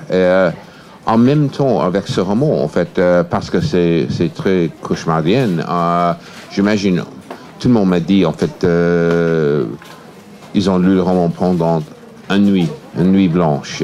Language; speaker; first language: French; non-native, fluent; English